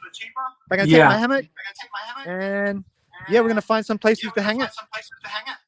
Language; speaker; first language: English; native; English